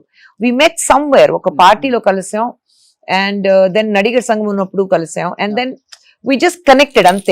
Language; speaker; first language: Telugu; non-native, fluent; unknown